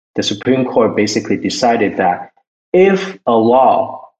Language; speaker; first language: English; early bilingual, other home language; Chinese